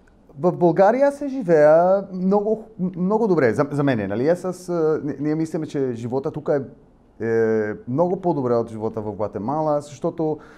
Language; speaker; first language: Bulgarian; non-native, learner; Spanish